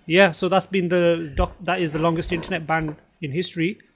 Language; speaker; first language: English; early bilingual, other home language; Punjabi